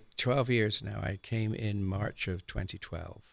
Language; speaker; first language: English; native; English